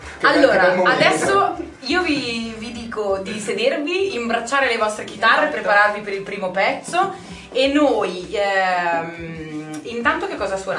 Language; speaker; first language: Italian; native; Italian